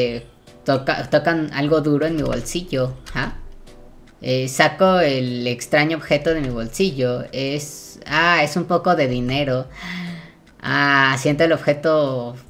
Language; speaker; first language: Spanish; native; Spanish